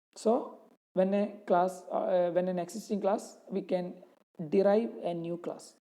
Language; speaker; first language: English; non-native, local second language; Malayalam